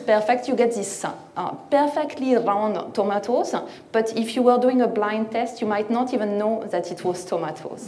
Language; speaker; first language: English; non-native, fluent; French